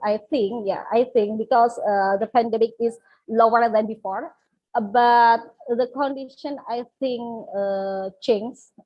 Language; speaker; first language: English; non-native, learner; Indonesian